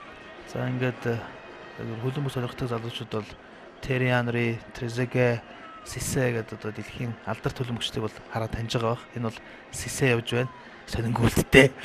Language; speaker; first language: Mongolian; native; Mongolian